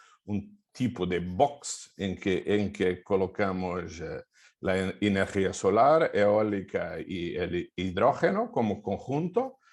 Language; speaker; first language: Spanish; non-native, fluent; Portuguese